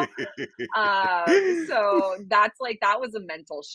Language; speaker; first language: English; native; English